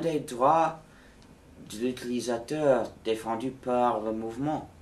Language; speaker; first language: French; non-native, fluent; English